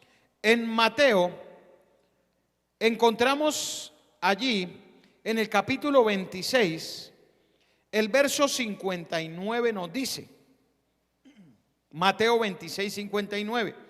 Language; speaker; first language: Spanish; native; Spanish